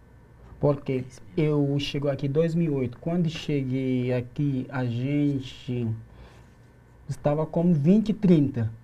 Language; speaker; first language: Portuguese; non-native, learner; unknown